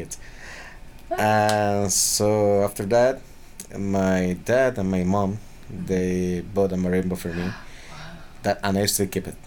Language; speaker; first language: English; non-native, fluent; Spanish